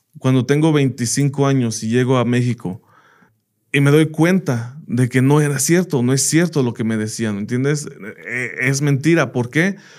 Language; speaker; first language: Spanish; early bilingual, heritage; Spanish